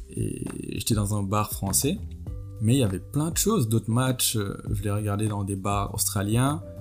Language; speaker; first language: French; non-native, local second language; Wolof